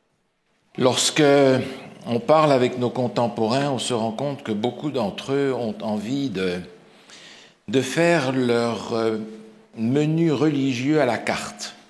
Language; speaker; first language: French; native; French